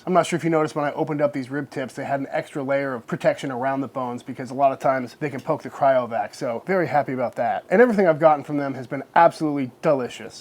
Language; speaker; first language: English; native; English